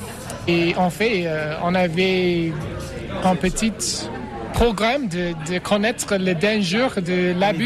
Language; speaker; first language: French; non-native, fluent; English